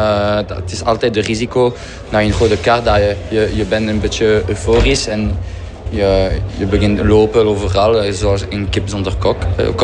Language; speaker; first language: Dutch; non-native, fluent; French